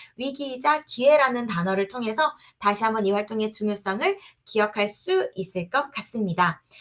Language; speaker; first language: Korean; native; Korean